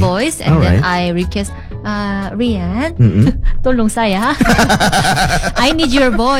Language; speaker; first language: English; non-native, learner; Korean